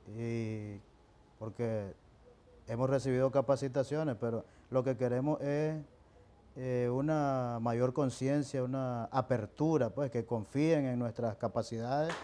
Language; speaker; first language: Spanish; native; Spanish